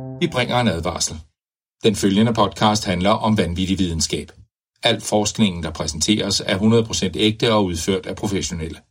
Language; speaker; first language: Danish; native; Danish